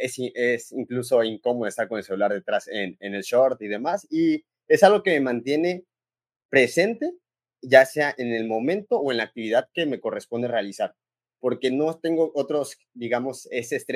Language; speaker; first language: Spanish; native; Spanish